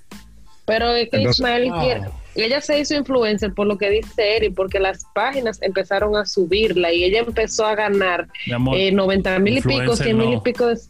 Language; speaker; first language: Spanish; native; Spanish